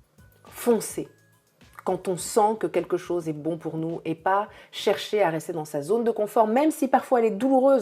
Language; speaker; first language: French; native; French